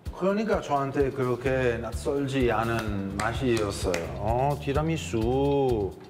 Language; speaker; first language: Korean; non-native, fluent; Italian